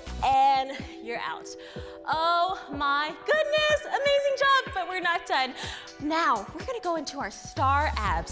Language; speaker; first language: English; native; English